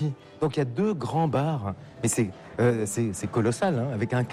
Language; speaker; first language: French; native; French